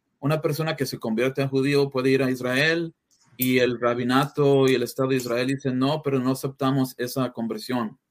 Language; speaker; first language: Spanish; early bilingual, heritage; English